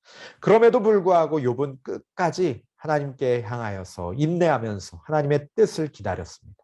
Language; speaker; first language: Korean; native; Korean